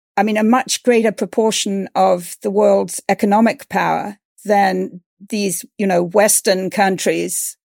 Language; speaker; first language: English; native; English